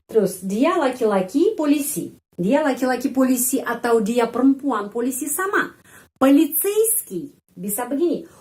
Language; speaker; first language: Indonesian; non-native, fluent; Russian